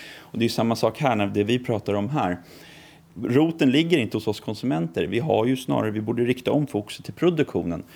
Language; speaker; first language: Swedish; native; Swedish